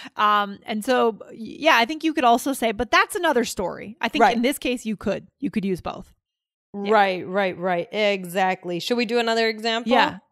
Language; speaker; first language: English; native; English